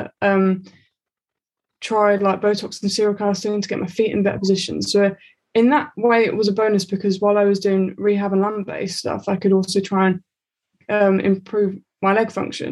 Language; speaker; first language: English; native; English